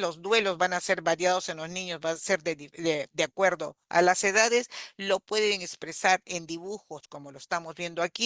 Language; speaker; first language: Spanish; native; Spanish